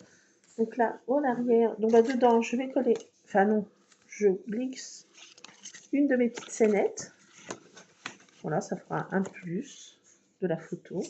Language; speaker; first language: French; native; French